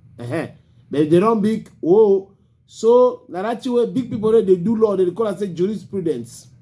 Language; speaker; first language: Nigerian Pidgin; native; Nigerian Pidgin